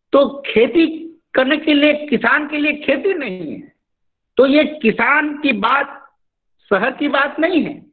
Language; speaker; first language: Hindi; non-native, local second language; Odia